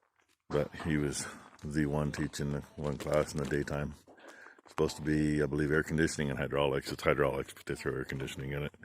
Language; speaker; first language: English; native; English